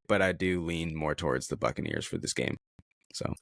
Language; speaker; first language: English; native; English